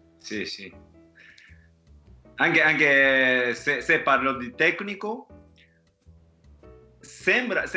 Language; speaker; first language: Italian; non-native, fluent; Japanese